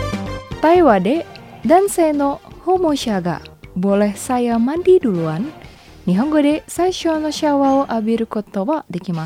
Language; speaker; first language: Japanese; non-native, fluent; Indonesian